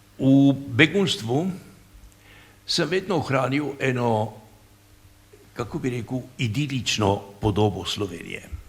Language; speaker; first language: Slovenian; native; Slovenian